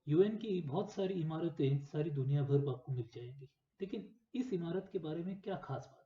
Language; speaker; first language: Hindi; non-native, local second language; Marathi